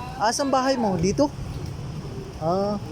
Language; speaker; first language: Filipino; non-native, local second language; Cebuano